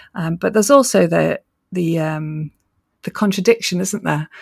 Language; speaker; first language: English; native; English